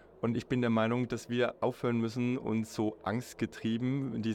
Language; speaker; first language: German; native; German